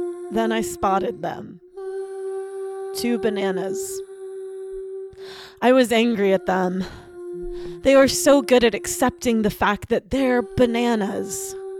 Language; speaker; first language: English; native; English